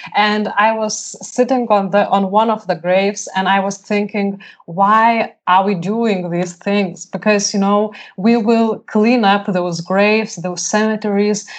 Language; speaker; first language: English; non-native, fluent; Lithuanian